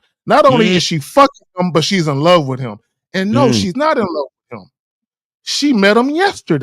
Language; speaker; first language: English; native; English